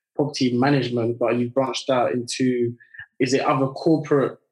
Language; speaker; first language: English; early bilingual, other home language; French